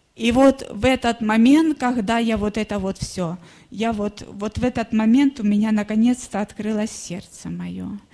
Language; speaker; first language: Russian; native; Russian